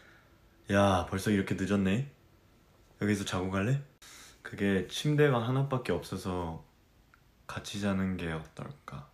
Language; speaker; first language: Korean; early bilingual, heritage; Korean